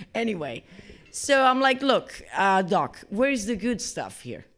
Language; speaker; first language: English; non-native, fluent; Italian